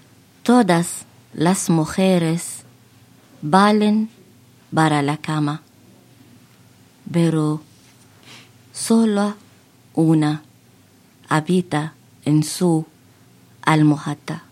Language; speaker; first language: Spanish; non-native, fluent; Arabic